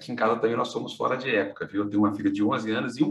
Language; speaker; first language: Portuguese; native; Portuguese